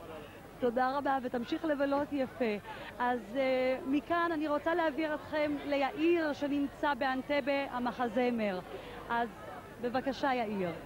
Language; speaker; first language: Hebrew; native; Hebrew